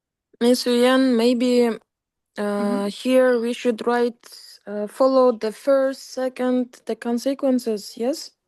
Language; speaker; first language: English; non-native, fluent; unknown